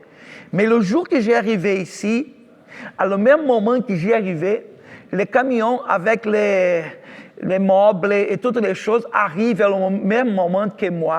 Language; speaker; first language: French; non-native, fluent; Portuguese